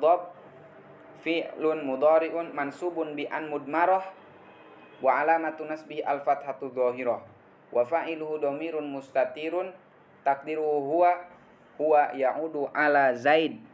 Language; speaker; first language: Arabic; non-native, fluent; Indonesian